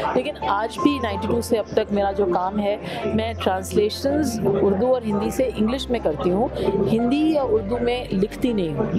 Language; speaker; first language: Hindi; native; Hindi